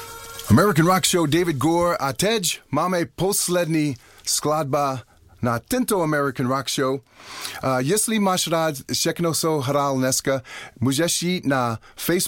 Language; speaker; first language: Czech; non-native, fluent; English